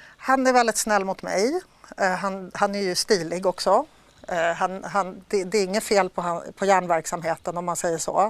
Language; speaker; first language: Swedish; early bilingual, other home language; Polish